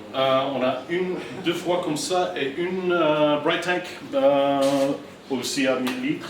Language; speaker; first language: French; non-native, fluent; English